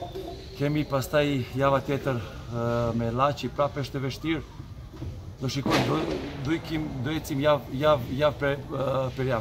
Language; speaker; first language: Albanian; non-native, learner; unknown